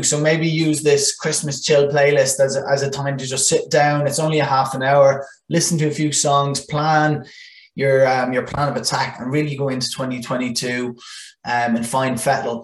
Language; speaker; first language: English; non-native, local second language; Irish